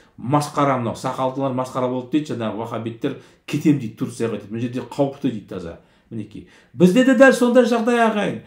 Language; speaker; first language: Kazakh; native; Kazakh